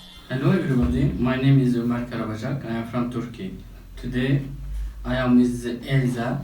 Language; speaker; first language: English; non-native, learner; Turkish